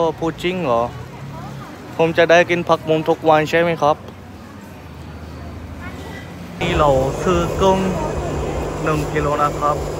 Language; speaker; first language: Thai; non-native, fluent; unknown